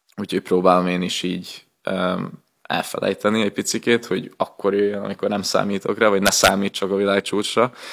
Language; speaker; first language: Hungarian; native; Hungarian